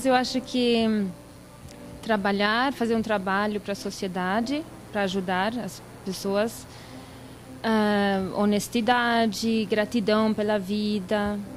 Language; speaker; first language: Portuguese; non-native, fluent; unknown